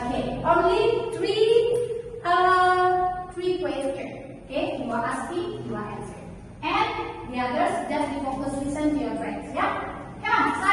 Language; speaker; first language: English; non-native, fluent; Indonesian